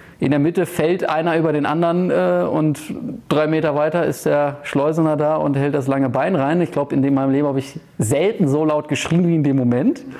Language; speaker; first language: German; early bilingual, heritage; German